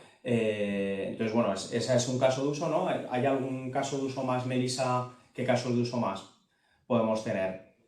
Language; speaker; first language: Spanish; native; Spanish